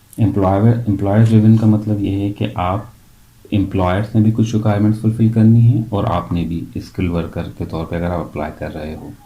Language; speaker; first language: Hindi; native; Hindi